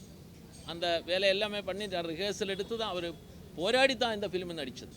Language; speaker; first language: Tamil; non-native, learner; Malayalam